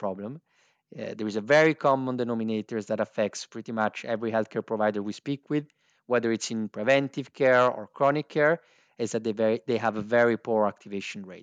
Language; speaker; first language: English; non-native, fluent; Italian